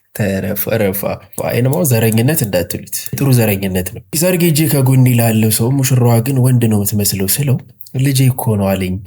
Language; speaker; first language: Amharic; native; Amharic